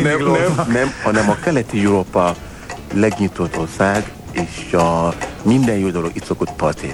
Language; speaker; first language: Hungarian; non-native, learner; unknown